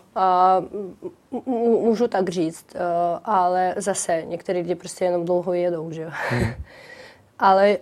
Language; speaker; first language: Czech; non-native, fluent; Ukrainian